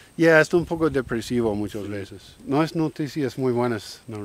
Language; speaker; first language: Spanish; non-native, learner; English